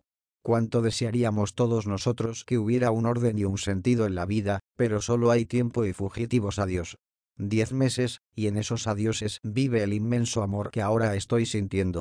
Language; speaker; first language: Spanish; native; Spanish